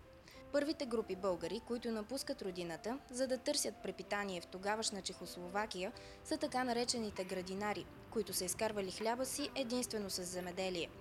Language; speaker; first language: Bulgarian; native; Bulgarian